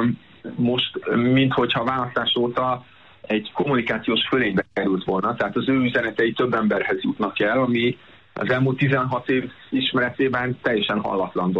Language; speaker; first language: Hungarian; native; Hungarian